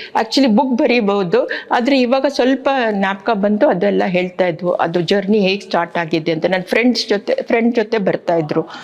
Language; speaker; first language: Kannada; non-native, local second language; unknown